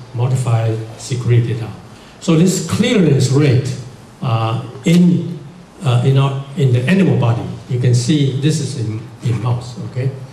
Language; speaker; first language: English; non-native, fluent; Chinese